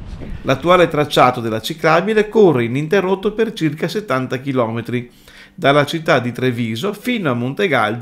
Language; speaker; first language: Italian; native; Italian